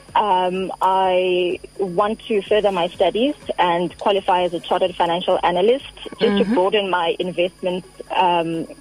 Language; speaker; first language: English; non-native, local second language; Xhosa